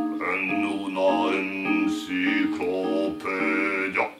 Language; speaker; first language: Spanish; non-native, learner; French